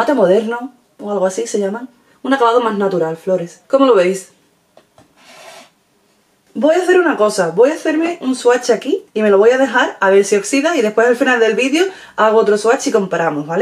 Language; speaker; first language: Spanish; native; Spanish